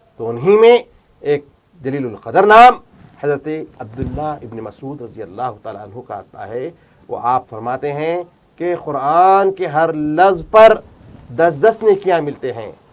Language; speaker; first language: Urdu; native; Urdu